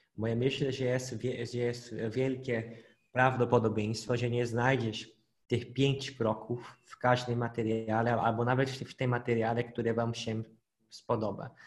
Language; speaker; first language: Polish; non-native, fluent; Portuguese